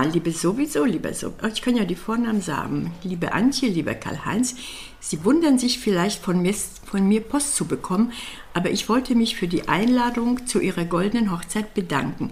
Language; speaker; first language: German; native; German